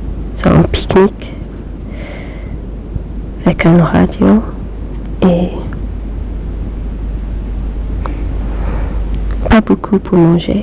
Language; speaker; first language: French; non-native, learner; English